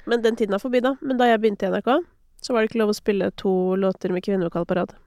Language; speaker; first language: Norwegian; native; Norwegian